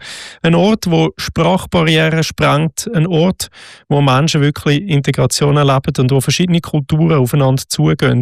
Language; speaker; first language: German; native; German